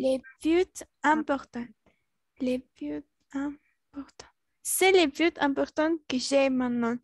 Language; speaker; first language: French; non-native, learner; Spanish